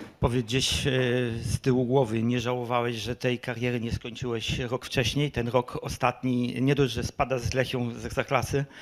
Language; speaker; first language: Polish; native; Polish